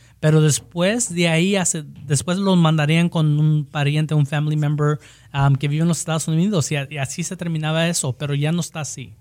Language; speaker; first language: Spanish; early bilingual, heritage; Spanish